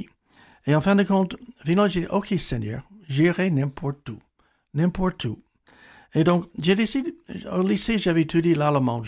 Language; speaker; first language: French; non-native, fluent; English